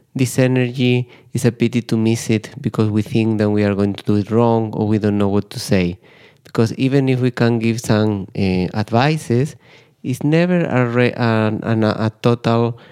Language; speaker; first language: English; non-native, fluent; Spanish